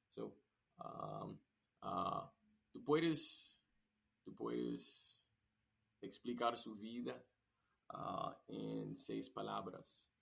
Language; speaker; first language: Spanish; non-native, learner; English